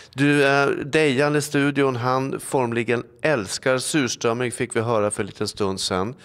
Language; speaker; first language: Swedish; native; Swedish